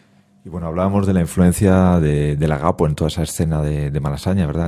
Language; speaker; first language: Spanish; native; Spanish